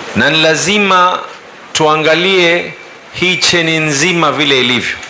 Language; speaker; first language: Swahili; native; Swahili